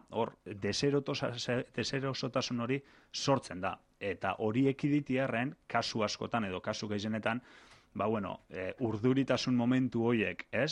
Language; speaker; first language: Basque; native; Basque